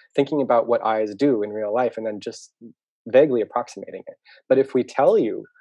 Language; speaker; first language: English; native; English